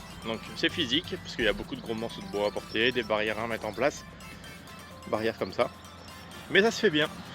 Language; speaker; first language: French; native; French